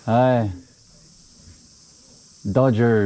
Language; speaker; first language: Japanese; non-native, learner; English